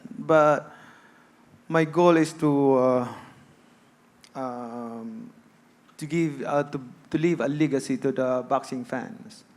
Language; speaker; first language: English; non-native, local second language; Cebuano